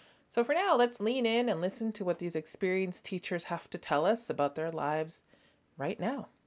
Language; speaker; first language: English; native; English